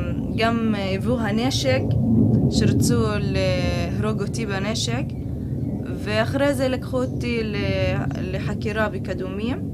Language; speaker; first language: Hebrew; non-native, local second language; Arabic